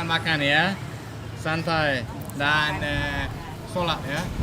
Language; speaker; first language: Indonesian; non-native, learner; Danish